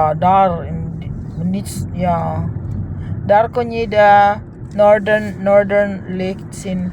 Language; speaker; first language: Dutch; non-native, learner; Filipino